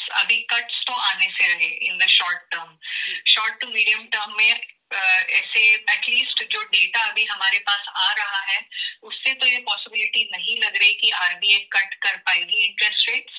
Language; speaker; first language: Hindi; native; Hindi